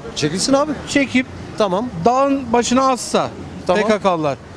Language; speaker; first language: Turkish; native; Turkish